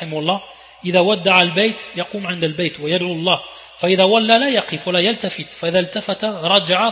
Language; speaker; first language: Arabic; non-native, fluent; French